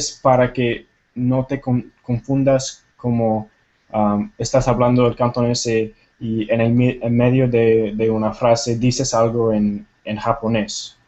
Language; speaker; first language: Spanish; non-native, fluent; Tamil